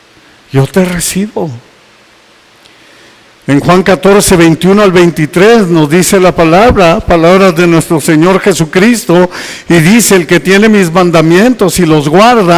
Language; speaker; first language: Spanish; native; Spanish